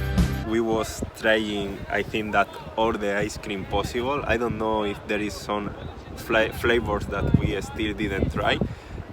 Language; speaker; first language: English; non-native, fluent; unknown